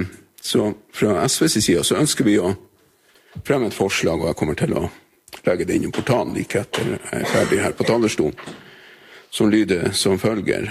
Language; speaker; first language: Norwegian; native; Norwegian